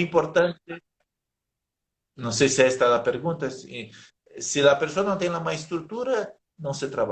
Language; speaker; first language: Spanish; non-native, learner; Portuguese